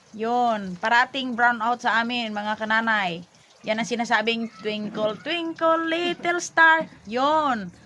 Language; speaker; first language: Filipino; native; Filipino